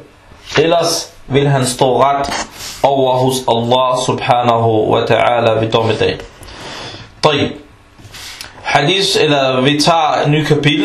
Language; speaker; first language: Danish; early bilingual, other home language; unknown